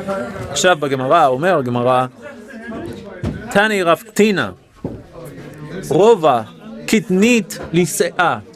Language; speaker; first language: Hebrew; non-native, fluent; English